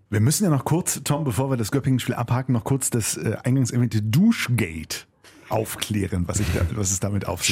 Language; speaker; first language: German; native; German